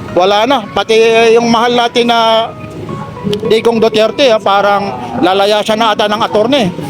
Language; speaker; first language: Filipino; non-native, local second language; Waray